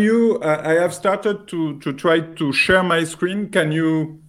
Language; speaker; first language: English; non-native, fluent; French